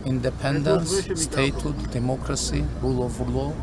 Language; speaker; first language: English; non-native, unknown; Armenian